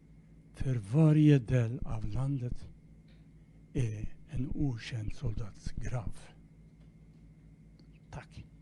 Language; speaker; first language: Swedish; non-native, fluent; Kurdish